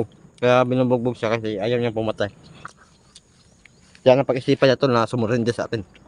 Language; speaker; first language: Filipino; non-native, local second language; Cebuano